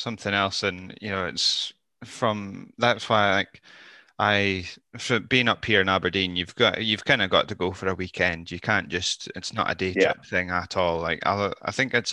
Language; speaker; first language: English; native; English